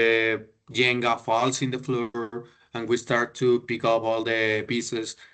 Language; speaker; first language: English; non-native, learner; Spanish